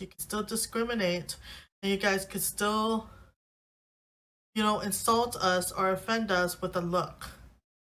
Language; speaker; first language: English; native; English